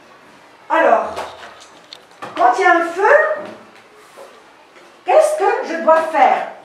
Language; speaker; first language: French; non-native, local second language; Arabic